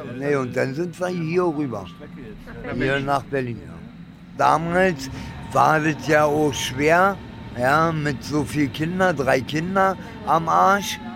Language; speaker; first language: German; early bilingual, other home language; Italian